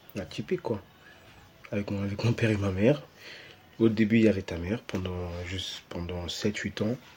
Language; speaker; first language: French; early bilingual, other home language; Portuguese